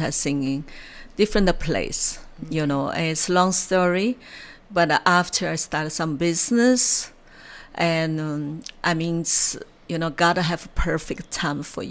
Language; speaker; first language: English; non-native, learner; Chinese